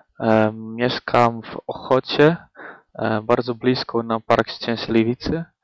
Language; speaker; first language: Polish; non-native, learner; Dutch